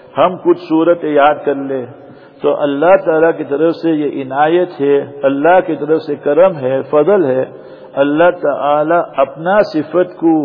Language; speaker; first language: Urdu; non-native, fluent; Gujarati